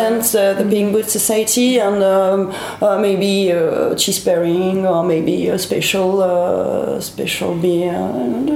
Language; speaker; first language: English; non-native, learner; French